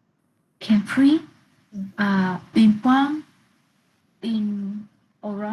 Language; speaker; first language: French; non-native, learner; English